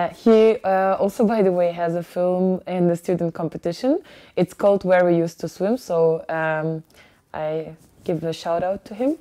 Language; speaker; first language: English; early bilingual, other home language; Ukrainian